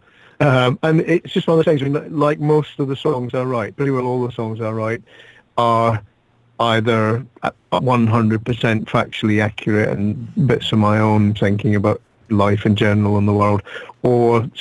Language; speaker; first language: English; native; English